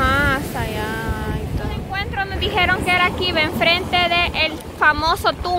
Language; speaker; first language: Spanish; native; Spanish